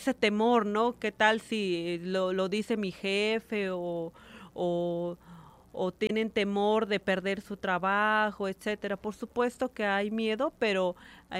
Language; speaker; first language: Spanish; native; Spanish